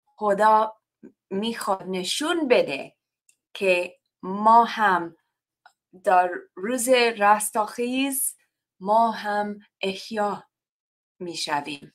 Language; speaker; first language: Persian; non-native, learner; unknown